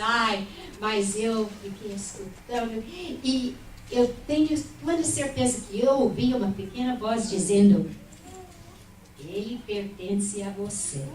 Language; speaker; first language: Portuguese; non-native, fluent; English